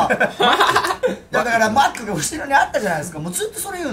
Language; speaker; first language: Japanese; native; Japanese